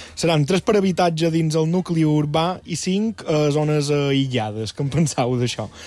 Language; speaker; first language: Catalan; native; Catalan